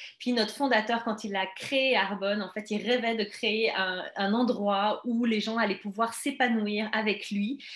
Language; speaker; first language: French; native; French